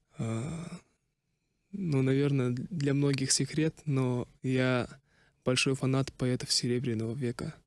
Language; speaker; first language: Russian; non-native, local second language; Kazakh